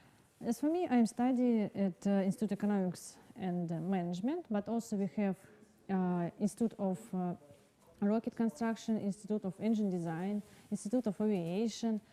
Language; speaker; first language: English; non-native, learner; Russian